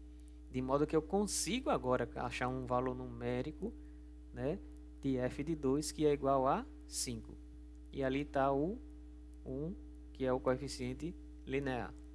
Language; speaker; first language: Portuguese; native; Portuguese